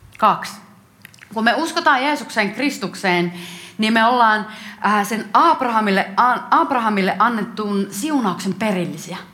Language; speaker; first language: Finnish; native; Finnish